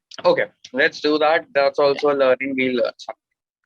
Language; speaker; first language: English; non-native, local second language; Hindi